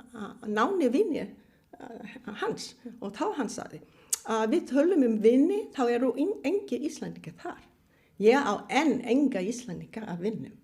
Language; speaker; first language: Icelandic; non-native, fluent; Vietnamese